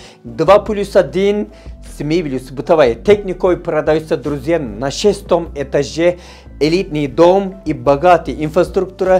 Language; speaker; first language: Russian; non-native, fluent; Turkish